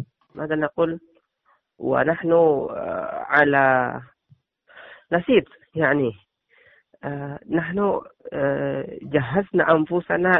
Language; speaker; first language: Arabic; non-native, learner; Indonesian